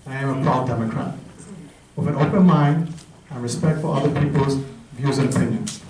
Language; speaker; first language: English; native; English